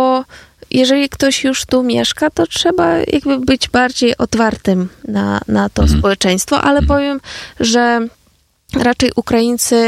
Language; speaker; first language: Polish; non-native, fluent; Ukrainian